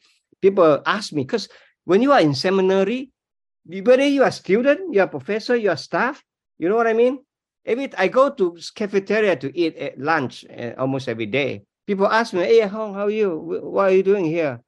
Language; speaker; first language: English; non-native, local second language; Min Nan Chinese